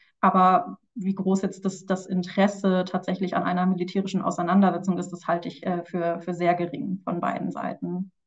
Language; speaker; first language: German; native; German